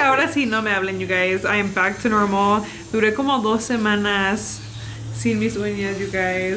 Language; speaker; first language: Spanish; early bilingual, heritage; Spanish